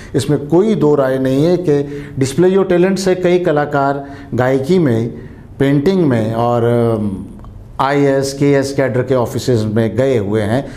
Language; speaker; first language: Hindi; native; Hindi